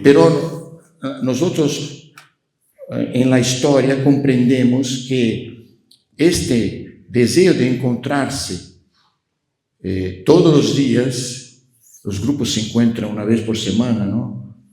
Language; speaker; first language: Spanish; non-native, fluent; Portuguese